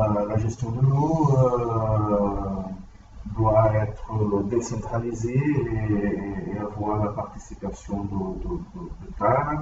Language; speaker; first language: French; non-native, learner; Portuguese